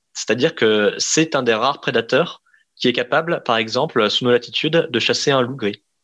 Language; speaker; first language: French; native; French